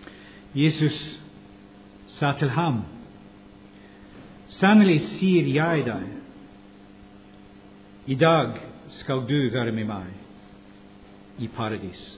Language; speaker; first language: Swedish; non-native, fluent; English